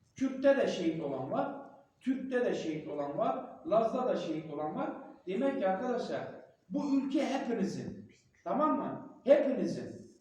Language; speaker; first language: Turkish; non-native, local second language; Kurdish